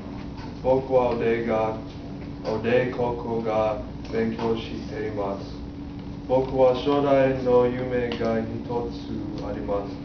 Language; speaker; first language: Japanese; non-native, learner; English